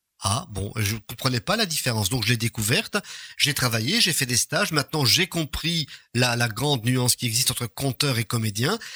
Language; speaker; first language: French; native; French